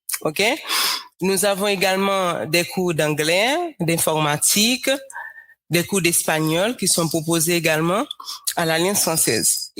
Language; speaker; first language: French; non-native, local second language; Haitian Creole